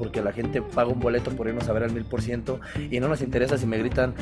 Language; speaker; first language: Spanish; native; Spanish